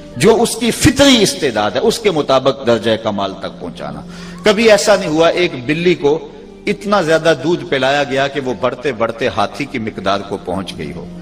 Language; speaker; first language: Urdu; non-native, local second language; Punjabi